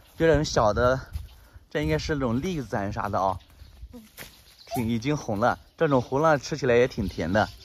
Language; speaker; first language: Chinese; native; Chinese